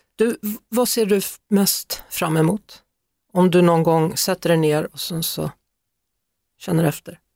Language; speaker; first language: Swedish; native; Swedish